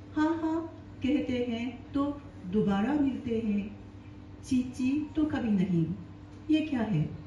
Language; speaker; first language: Hindi; non-native, learner; Japanese